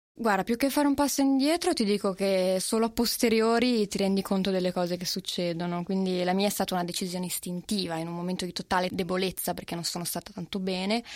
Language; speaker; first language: Italian; native; Italian